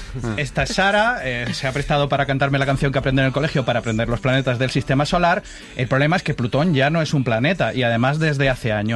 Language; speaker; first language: Spanish; native; Spanish